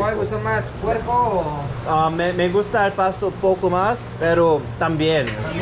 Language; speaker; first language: Spanish; non-native, learner; Korean